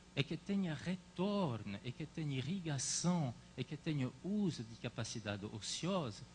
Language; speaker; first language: Portuguese; non-native, fluent; French